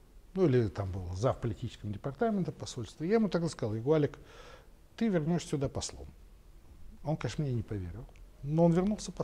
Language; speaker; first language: Russian; native; Russian